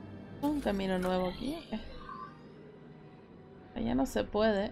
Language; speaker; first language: Spanish; early bilingual, heritage; Spanish